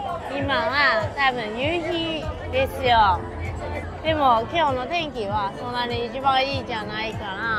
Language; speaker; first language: Japanese; non-native, fluent; Chinese